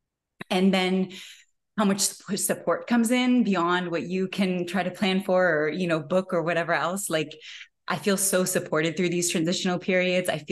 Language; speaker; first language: English; native; English